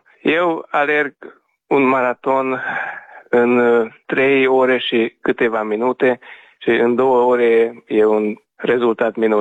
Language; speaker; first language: Romanian; non-native, local second language; Hungarian